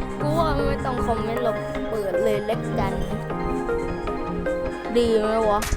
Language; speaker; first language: Thai; native; Thai